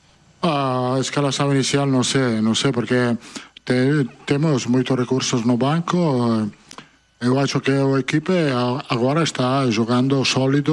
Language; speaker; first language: Portuguese; non-native, fluent; Italian